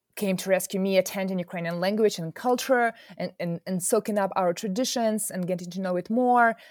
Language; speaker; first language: English; non-native, fluent; Ukrainian